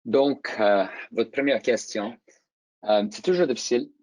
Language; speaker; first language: French; non-native, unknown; English